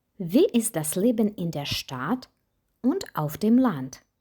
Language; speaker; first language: German; non-native, fluent; Ukrainian